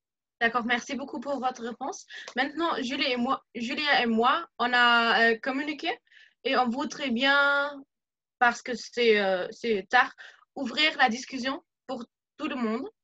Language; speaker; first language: French; non-native, fluent; German